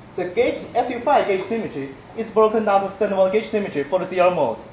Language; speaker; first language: English; non-native, fluent; Chinese